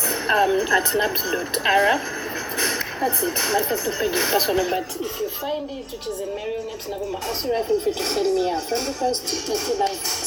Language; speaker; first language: English; non-native, local second language; Ganda